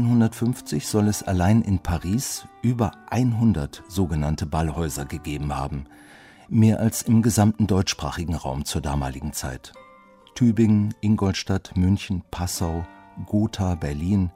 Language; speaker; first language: German; native; German